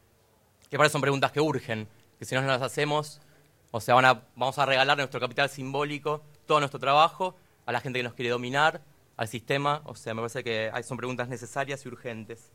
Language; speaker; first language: Spanish; native; Spanish